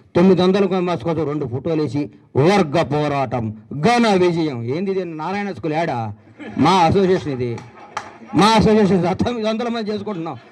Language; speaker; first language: Telugu; native; Telugu